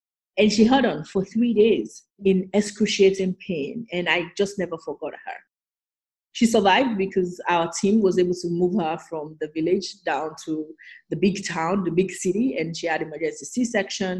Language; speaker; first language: English; non-native, local second language; Yoruba